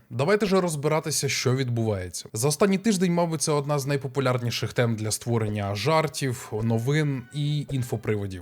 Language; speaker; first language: Ukrainian; native; Ukrainian